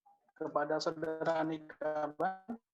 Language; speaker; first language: Indonesian; native; Indonesian